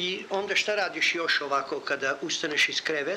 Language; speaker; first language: Serbian; native; Serbian